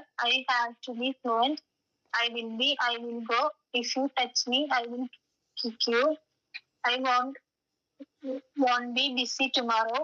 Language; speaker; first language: English; non-native, learner; Malayalam